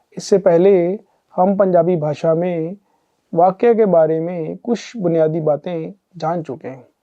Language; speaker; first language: Hindi; non-native, local second language; Punjabi